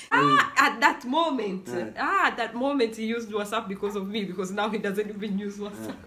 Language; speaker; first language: English; non-native, local second language; Swahili